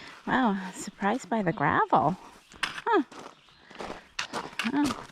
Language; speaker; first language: English; native; English